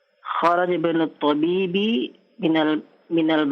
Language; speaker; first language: Arabic; non-native, learner; Indonesian